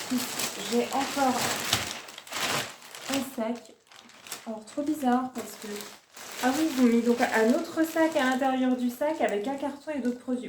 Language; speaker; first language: French; native; French